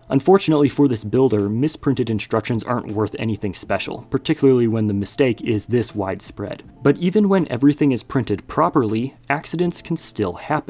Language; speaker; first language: English; native; English